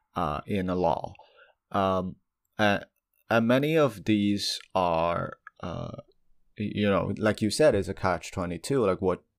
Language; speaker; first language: English; non-native, fluent; Chinese